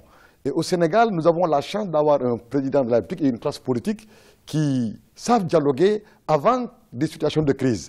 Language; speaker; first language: French; non-native, local second language; Wolof